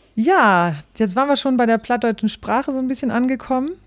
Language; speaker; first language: German; native; German